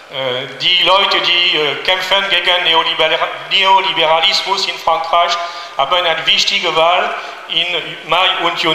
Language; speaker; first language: German; non-native, learner; French